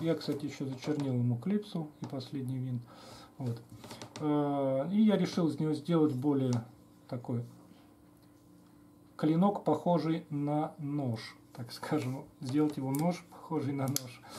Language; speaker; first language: Russian; native; Russian